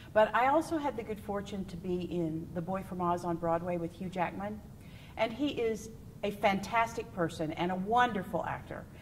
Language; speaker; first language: English; native; English